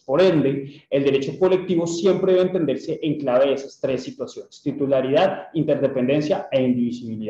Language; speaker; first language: Spanish; native; Spanish